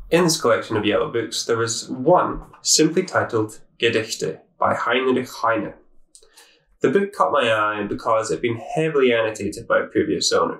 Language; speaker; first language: English; native; English